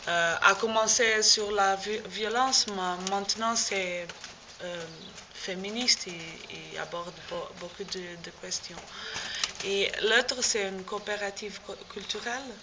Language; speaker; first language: French; non-native, learner; Portuguese